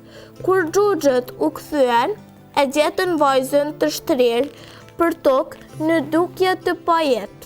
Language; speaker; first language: Albanian; native; Albanian